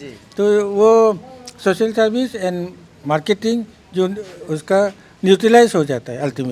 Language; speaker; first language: Hindi; non-native, local second language; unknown